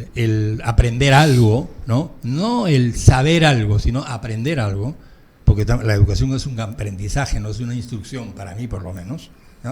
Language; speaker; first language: Spanish; native; Spanish